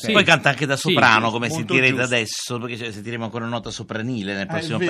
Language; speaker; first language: Italian; native; Italian